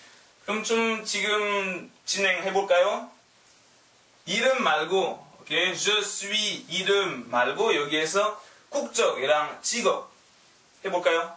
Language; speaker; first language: Korean; non-native, learner; French